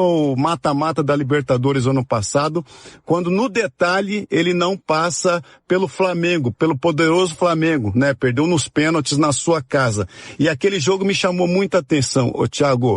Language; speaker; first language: Portuguese; native; Portuguese